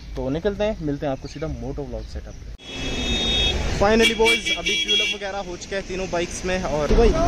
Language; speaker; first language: Hindi; native; Hindi